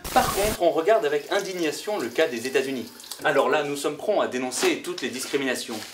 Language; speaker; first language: French; native; French